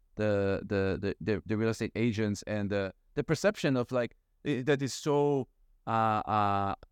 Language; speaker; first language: English; non-native, fluent; Hebrew